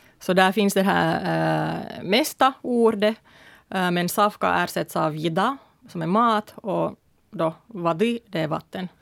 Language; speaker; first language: Swedish; early bilingual, other home language; Russian